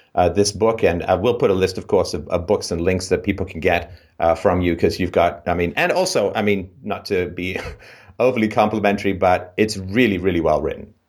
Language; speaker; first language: English; native; English